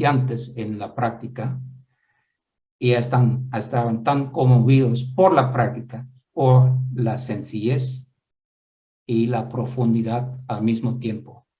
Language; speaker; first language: Spanish; non-native, fluent; Dutch